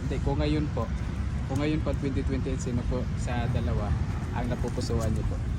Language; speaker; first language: Filipino; native; Filipino